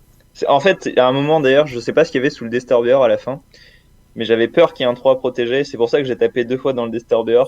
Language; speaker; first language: French; native; French